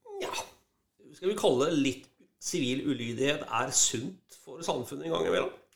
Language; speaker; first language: Norwegian; native; Norwegian